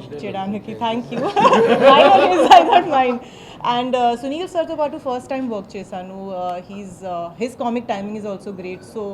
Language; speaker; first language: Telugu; non-native, learner; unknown